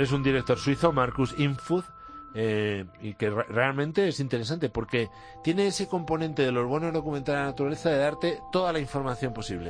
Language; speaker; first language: Spanish; native; Spanish